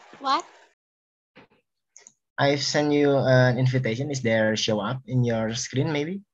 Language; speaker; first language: English; non-native, learner; Indonesian